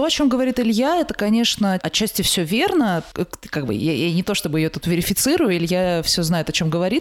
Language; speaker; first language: Russian; native; Russian